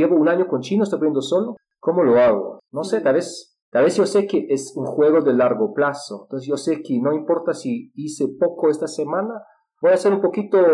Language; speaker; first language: Spanish; non-native, fluent; Russian